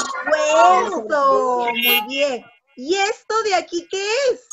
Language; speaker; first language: Spanish; native; Spanish